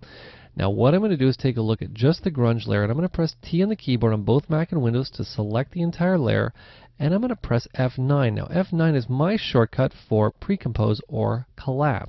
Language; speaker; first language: English; native; English